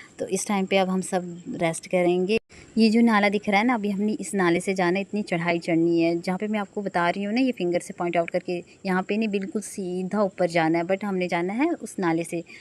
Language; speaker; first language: Hindi; non-native, local second language; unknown